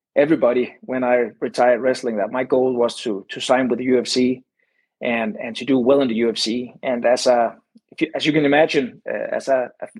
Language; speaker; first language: English; non-native, fluent; Danish